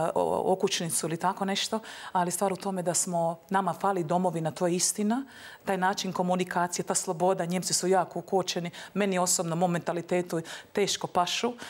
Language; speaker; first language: Croatian; native; Croatian